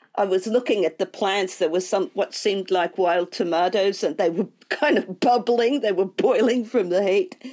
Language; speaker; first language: English; native; English